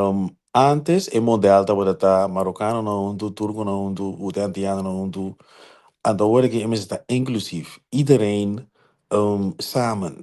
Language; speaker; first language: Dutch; non-native, local second language; Papiamento